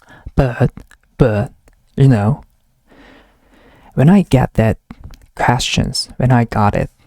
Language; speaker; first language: English; non-native, learner; Korean